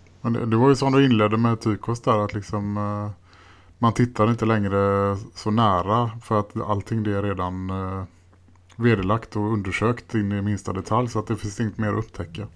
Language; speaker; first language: Swedish; native; Swedish